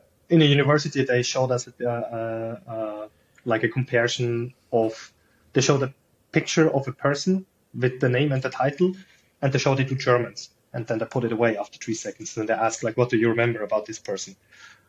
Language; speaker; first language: English; non-native, fluent; German